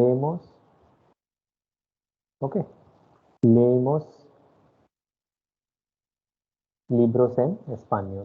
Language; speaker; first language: Spanish; non-native, fluent; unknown